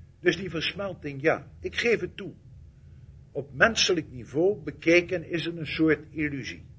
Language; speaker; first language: Dutch; native; Dutch